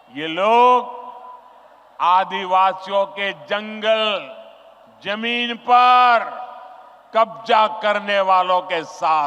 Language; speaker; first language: Hindi; non-native, local second language; Gujarati